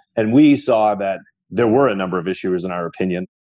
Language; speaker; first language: English; native; English